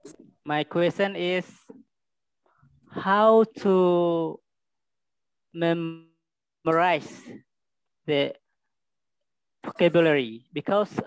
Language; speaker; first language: English; non-native, learner; Indonesian